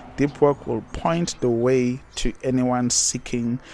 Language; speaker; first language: English; non-native, local second language; Zulu